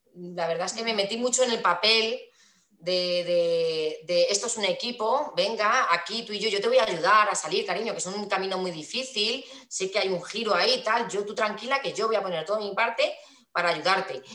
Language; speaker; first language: Spanish; native; Spanish